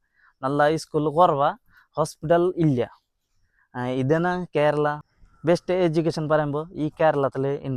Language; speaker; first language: Malayalam; non-native, local second language; Assamese